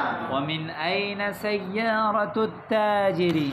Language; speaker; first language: Arabic; non-native, fluent; Urdu